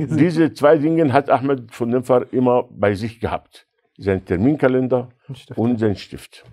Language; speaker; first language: German; non-native, fluent; Arabic